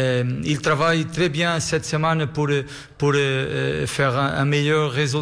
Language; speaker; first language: French; non-native, learner; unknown